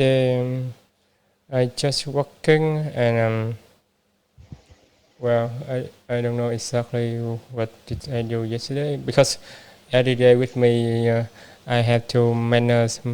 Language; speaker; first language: English; non-native, learner; Vietnamese